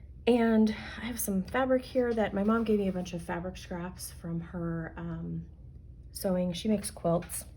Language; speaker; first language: English; native; English